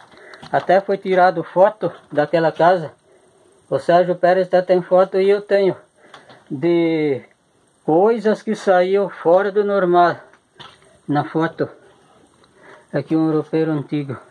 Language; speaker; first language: Portuguese; native; Portuguese